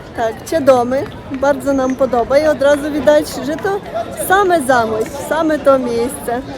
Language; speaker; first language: Polish; non-native, learner; Ukrainian